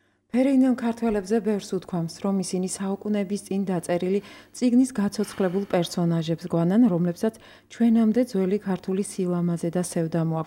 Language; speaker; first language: Georgian; native; Georgian